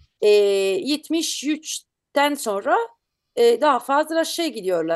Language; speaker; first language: Turkish; non-native, learner; Italian